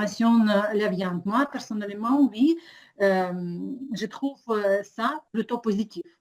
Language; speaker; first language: French; non-native, learner; Ukrainian